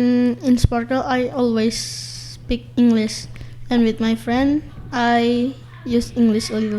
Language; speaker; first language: English; non-native, learner; Indonesian